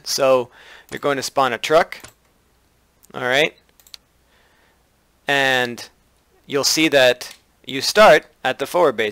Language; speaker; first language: English; native; English